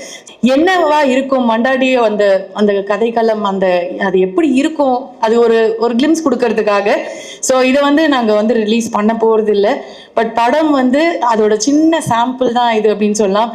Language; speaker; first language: Tamil; native; Tamil